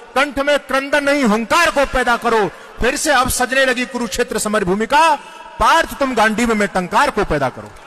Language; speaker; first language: Hindi; native; Hindi